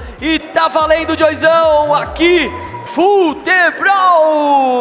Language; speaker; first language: Portuguese; native; Portuguese